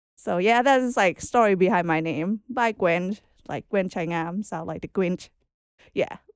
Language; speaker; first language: English; non-native, learner; Thai